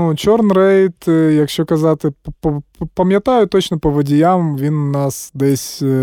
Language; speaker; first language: Ukrainian; non-native, local second language; Russian